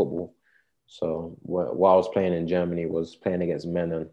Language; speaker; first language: English; native; English